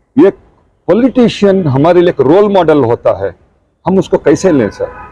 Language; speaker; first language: Hindi; non-native, local second language; Urdu